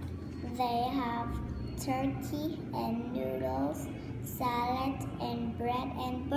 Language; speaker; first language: English; non-native, learner; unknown